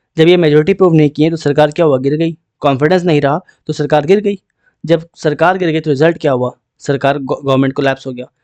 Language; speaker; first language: Hindi; native; Hindi